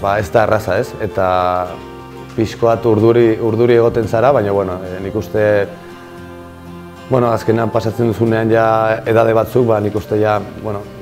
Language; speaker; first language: Basque; native; Basque